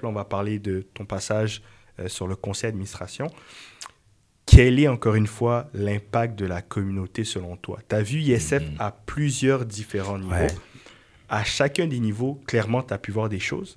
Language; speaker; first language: French; native; French